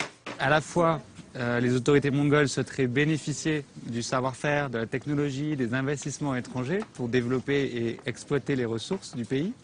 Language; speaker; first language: French; native; French